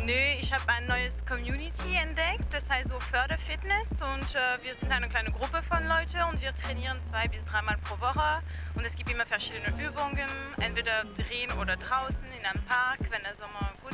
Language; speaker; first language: German; non-native, fluent; French